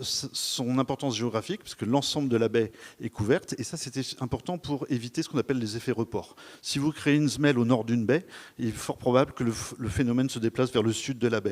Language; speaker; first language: French; native; French